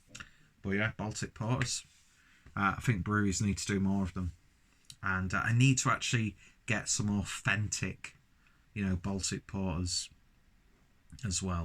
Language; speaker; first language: English; native; English